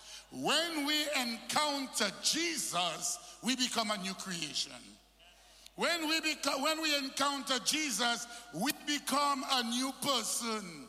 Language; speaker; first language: English; non-native, local second language; French